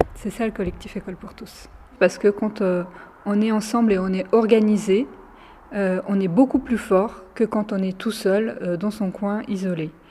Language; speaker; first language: French; early bilingual, other home language; Romany